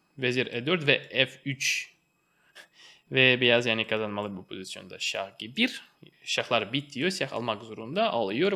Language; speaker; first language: Turkish; non-native, fluent; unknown